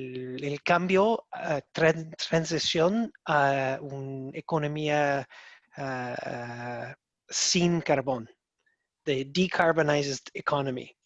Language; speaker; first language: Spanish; non-native, learner; English